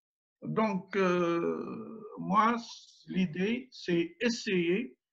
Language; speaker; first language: French; non-native, local second language; Arabic